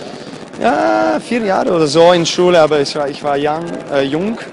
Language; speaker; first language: German; non-native, learner; Serbian